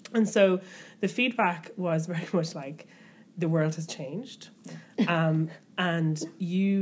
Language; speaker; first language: English; native; English